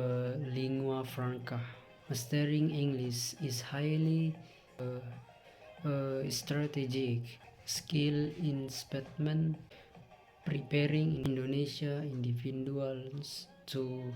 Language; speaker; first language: English; non-native, learner; Indonesian